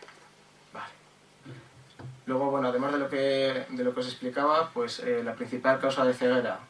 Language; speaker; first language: Spanish; native; Spanish